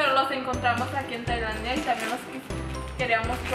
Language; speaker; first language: Spanish; early bilingual, other home language; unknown